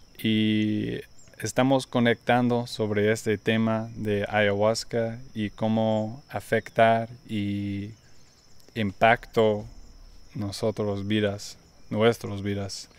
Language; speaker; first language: Spanish; non-native, learner; English